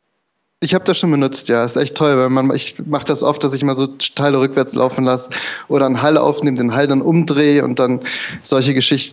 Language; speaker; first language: German; native; German